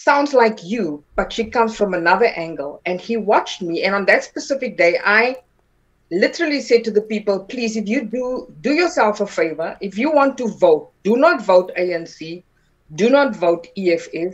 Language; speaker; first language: English; non-native, local second language; Afrikaans